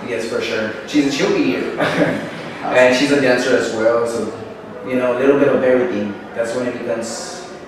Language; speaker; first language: English; early bilingual, other home language; Spanish